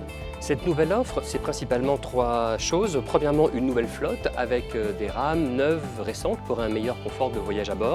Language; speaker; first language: French; native; French